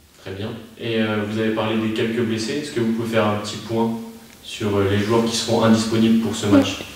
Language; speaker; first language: French; native; French